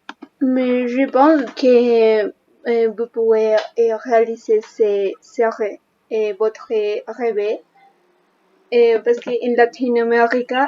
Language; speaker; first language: French; non-native, learner; Spanish